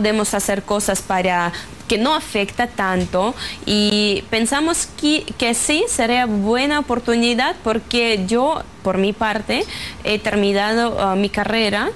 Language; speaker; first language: Spanish; non-native, fluent; Russian